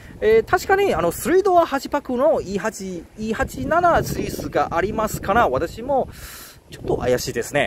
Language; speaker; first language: Japanese; non-native, learner; Chinese